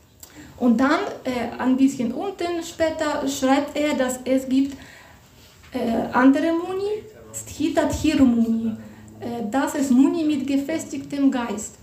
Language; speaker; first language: German; non-native, fluent; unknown